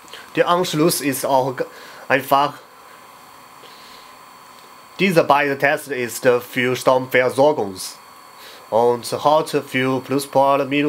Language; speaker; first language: German; non-native, learner; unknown